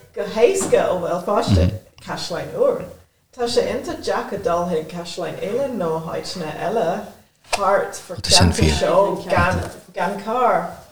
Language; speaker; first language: Irish; non-native, local second language; English